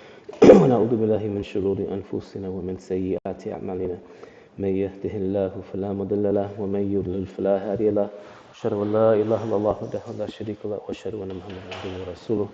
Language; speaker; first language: Arabic; non-native, fluent; English